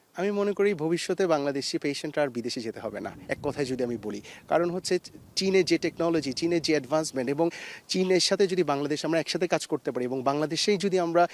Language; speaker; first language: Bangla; native; Bangla